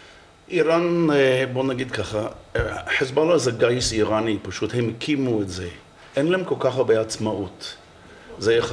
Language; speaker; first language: Hebrew; non-native, fluent; English